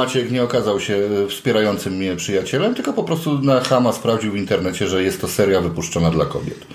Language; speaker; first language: Polish; native; Polish